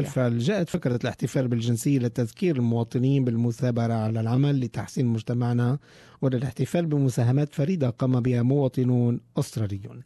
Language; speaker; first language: Arabic; native; Arabic